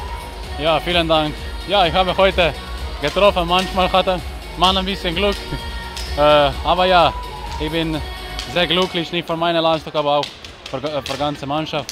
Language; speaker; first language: German; non-native, learner; Croatian